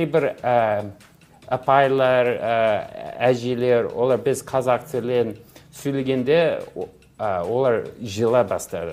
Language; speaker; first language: Kazakh; non-native, learner; English